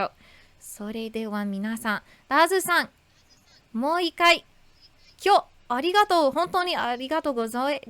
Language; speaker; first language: Japanese; non-native, learner; English